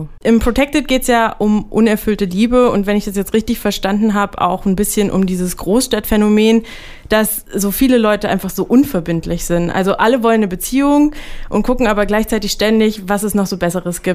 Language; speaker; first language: German; native; German